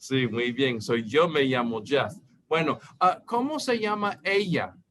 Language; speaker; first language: Spanish; non-native, fluent; English